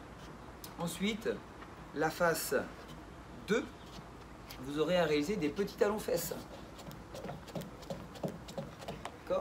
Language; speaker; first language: French; native; French